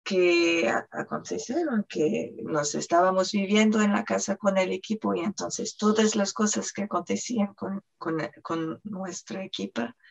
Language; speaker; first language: Spanish; non-native, fluent; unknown